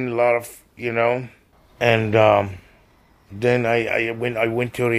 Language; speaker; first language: English; non-native, fluent; Arabic